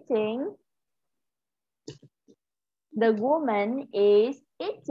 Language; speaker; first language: English; non-native, fluent; Vietnamese